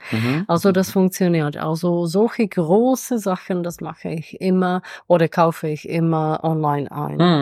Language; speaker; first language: German; non-native, fluent; Czech